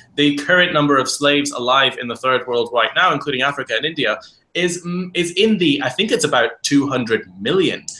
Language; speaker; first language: English; native; English